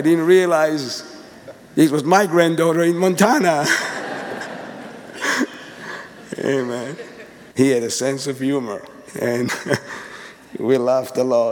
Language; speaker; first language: English; non-native, fluent; Hebrew